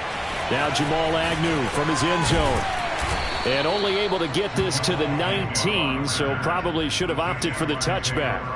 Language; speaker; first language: English; native; English